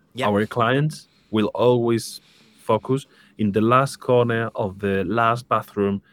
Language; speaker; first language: English; non-native, fluent; Spanish